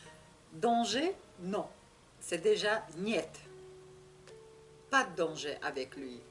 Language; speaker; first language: French; non-native, learner; Russian